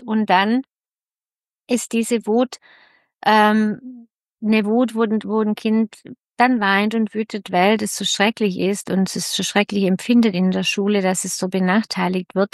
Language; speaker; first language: German; native; German